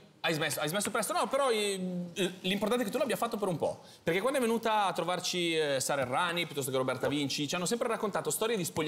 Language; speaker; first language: Italian; native; Italian